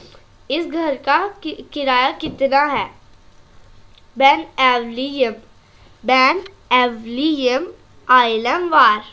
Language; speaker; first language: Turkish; non-native, learner; Urdu